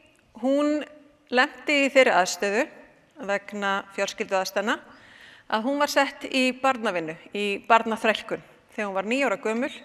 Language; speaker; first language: Icelandic; native; Icelandic